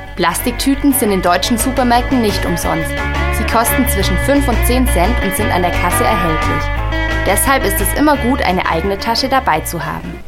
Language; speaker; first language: German; native; German